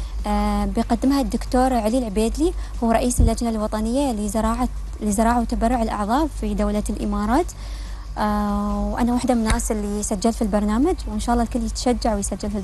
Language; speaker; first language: Arabic; native; Arabic